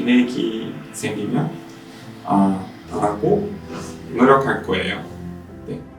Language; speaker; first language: Korean; non-native, learner; Portuguese